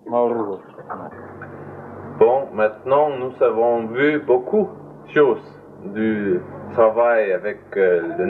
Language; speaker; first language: French; non-native, learner; Danish